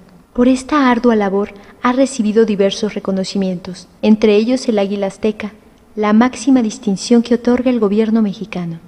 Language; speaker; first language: Spanish; native; Spanish